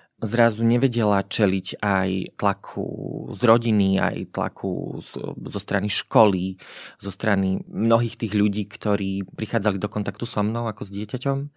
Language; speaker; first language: Slovak; native; Slovak